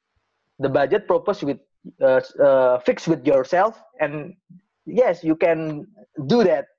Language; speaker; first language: English; non-native, learner; Indonesian